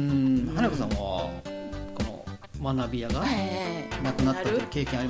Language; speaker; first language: Japanese; native; Japanese